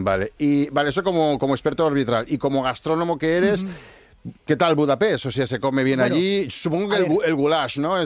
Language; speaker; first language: Spanish; native; Spanish